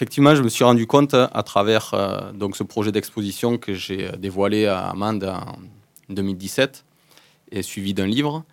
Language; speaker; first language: French; native; French